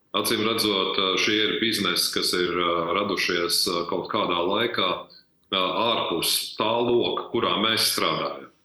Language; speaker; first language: Latvian; native; Latvian